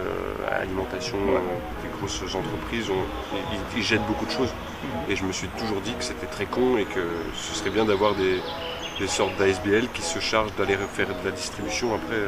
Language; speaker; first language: French; native; French